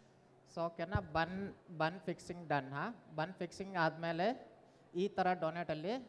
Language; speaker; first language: Kannada; non-native, learner; Bangla